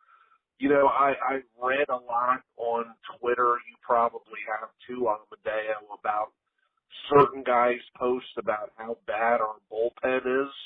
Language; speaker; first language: English; native; English